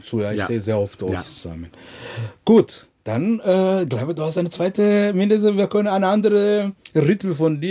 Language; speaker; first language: German; non-native, fluent; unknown